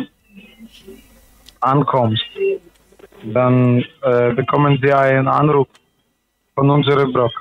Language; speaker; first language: German; non-native, learner; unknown